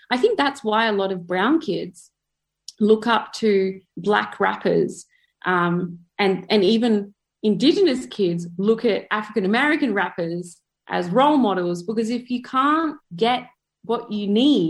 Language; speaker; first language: English; native; English